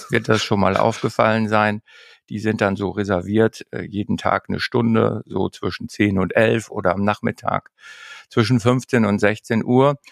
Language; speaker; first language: German; native; German